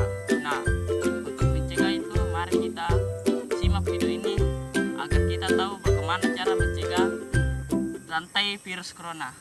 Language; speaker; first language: Indonesian; native; Indonesian